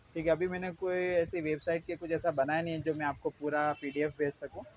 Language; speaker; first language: Hindi; non-native, local second language; Gujarati